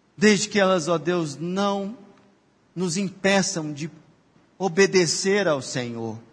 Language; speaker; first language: Portuguese; native; Portuguese